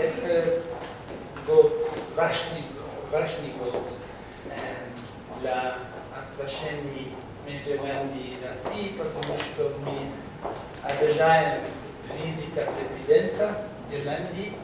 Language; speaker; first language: Russian; non-native, learner; English